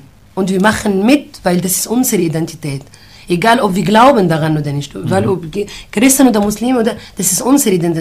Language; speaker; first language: German; non-native, fluent; Arabic